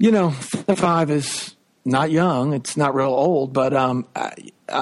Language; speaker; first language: English; native; English